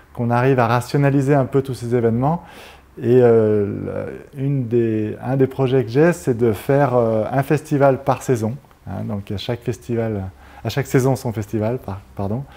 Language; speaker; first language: French; native; French